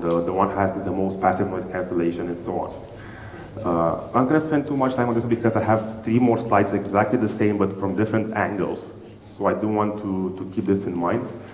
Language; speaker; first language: English; non-native, fluent; Romanian